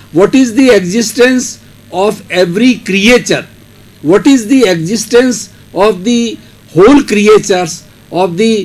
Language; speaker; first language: Hindi; native; Hindi